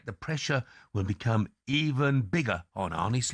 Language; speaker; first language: English; native; English